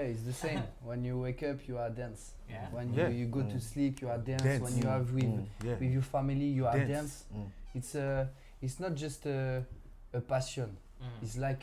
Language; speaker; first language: English; non-native, learner; French